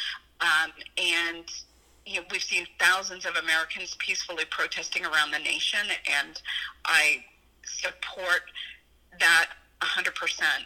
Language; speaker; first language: English; native; English